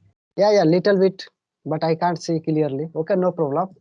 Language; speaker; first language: English; non-native, learner; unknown